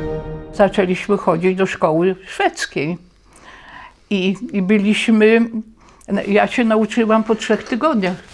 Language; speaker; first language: Polish; early bilingual, heritage; Polish